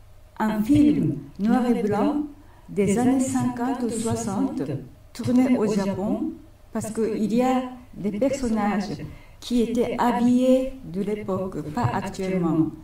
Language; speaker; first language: French; non-native, fluent; Japanese